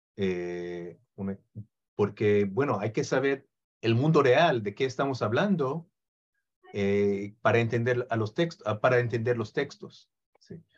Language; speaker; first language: Spanish; non-native, fluent; Hebrew